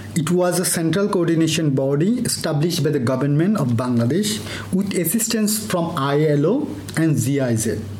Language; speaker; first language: English; non-native, local second language; Bangla